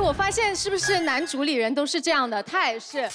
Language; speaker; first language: Chinese; native; Chinese